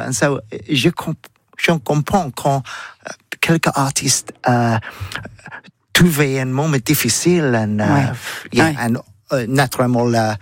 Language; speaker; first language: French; non-native, learner; English